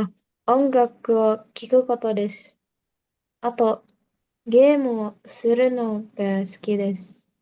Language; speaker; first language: Japanese; non-native, learner; Indonesian